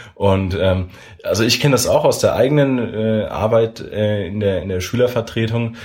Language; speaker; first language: German; native; German